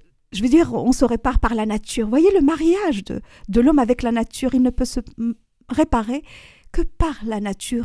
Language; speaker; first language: French; non-native, local second language; Arabic